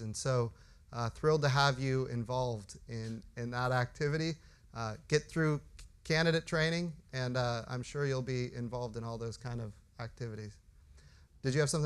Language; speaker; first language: English; native; English